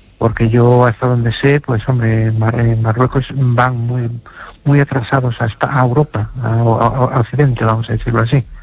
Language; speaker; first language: Spanish; native; Spanish